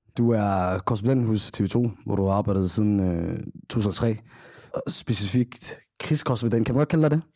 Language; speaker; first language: Danish; early bilingual, other home language; Somali